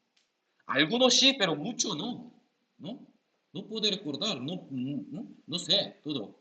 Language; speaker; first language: Spanish; non-native, learner; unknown